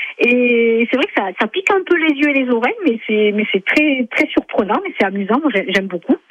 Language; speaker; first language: French; native; French